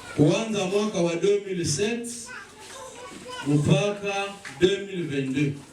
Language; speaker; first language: Swahili; native; Swahili